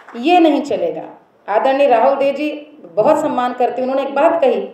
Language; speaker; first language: Hindi; native; Hindi